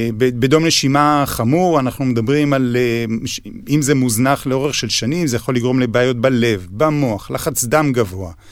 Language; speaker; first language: Hebrew; native; Hebrew